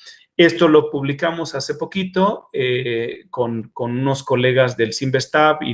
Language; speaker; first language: Spanish; native; Spanish